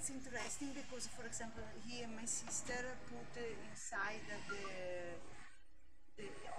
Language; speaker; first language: English; non-native, learner; Italian